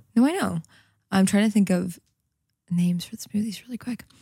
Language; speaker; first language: English; early bilingual, other home language; Polish